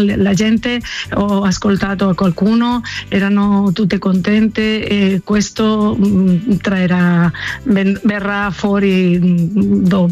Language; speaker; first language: Italian; non-native, fluent; Spanish